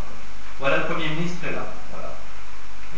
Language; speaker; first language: French; native; French